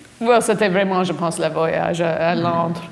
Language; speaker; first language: French; non-native, fluent; English